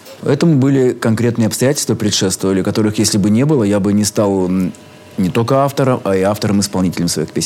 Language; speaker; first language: Russian; native; Russian